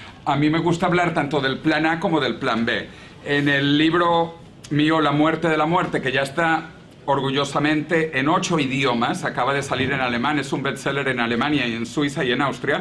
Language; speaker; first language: Spanish; native; Spanish